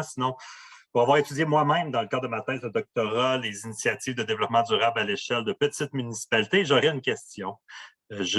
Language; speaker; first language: French; native; French